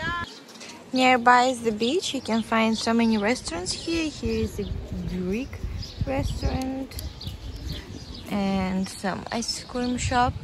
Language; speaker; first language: English; non-native, fluent; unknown